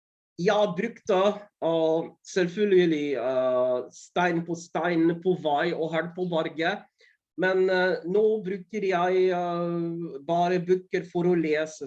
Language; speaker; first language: Norwegian; non-native, fluent; Polish